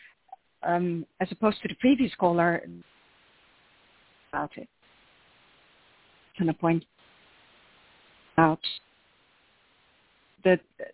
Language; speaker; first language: English; non-native, fluent; Dutch